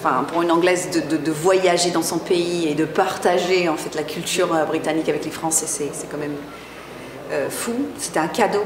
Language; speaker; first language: French; non-native, fluent; English